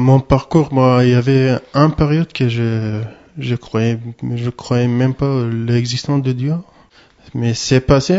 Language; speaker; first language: French; non-native, learner; Arabic